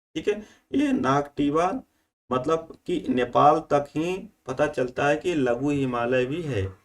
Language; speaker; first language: Hindi; native; Hindi